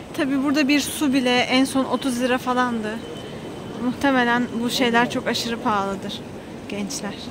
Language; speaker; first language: Turkish; native; Turkish